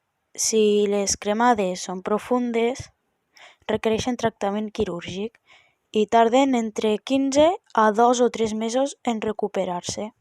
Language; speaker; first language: Catalan; native; Catalan